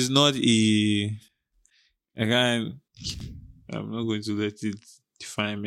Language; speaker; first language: English; non-native, local second language; Igbo